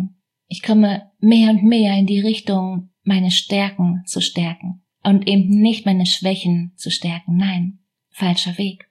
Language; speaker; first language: German; native; German